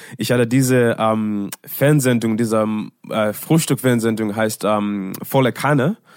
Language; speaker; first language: German; non-native, learner; English